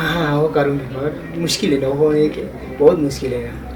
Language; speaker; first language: Hindi; non-native, local second language; Ladakhi